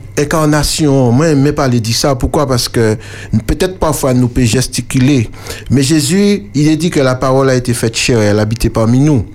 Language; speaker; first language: French; native; French